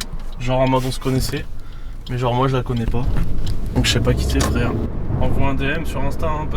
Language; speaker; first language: French; native; French